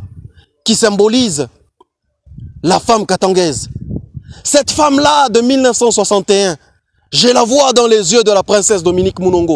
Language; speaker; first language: French; non-native, local second language; Swahili